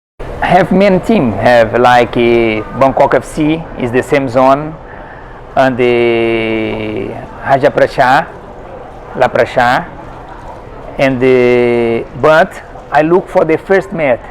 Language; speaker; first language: English; non-native, learner; Portuguese